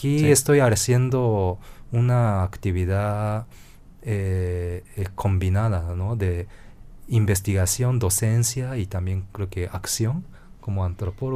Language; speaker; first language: Spanish; non-native, fluent; Japanese